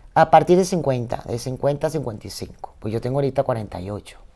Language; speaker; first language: Spanish; native; Spanish